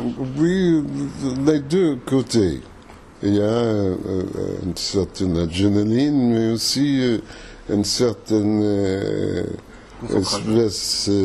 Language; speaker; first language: French; non-native, fluent; English